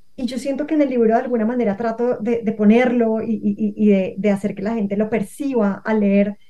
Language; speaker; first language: Spanish; native; Spanish